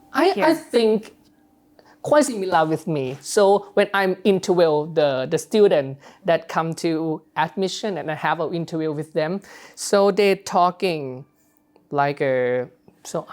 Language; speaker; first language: English; non-native, learner; Thai